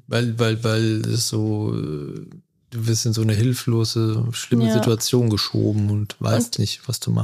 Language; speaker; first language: German; native; German